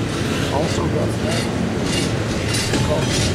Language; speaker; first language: English; native; English